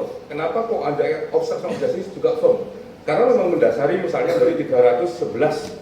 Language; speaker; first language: Indonesian; native; Indonesian